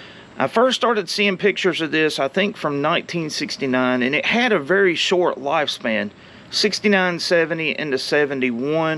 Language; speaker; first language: English; native; English